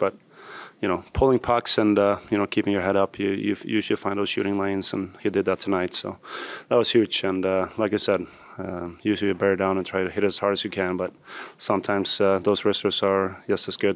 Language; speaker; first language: English; non-native, fluent; Swedish